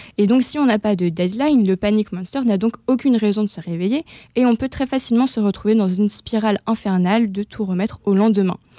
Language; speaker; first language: French; native; French